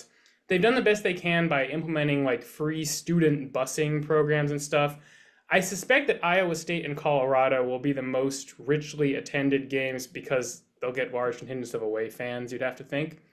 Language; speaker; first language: English; native; English